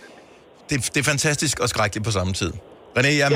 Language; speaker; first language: Danish; native; Danish